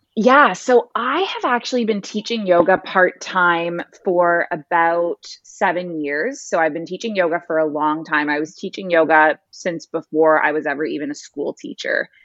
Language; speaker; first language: English; native; English